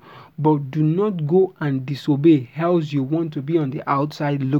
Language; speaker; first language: English; non-native, local second language; Yoruba